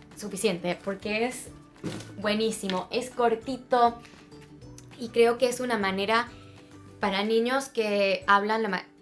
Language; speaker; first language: Spanish; early bilingual, heritage; Spanish